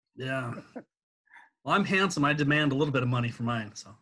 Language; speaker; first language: English; native; English